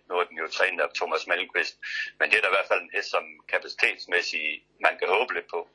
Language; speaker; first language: Danish; native; Danish